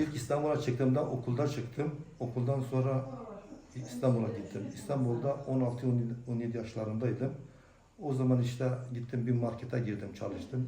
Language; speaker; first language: Turkish; non-native, local second language; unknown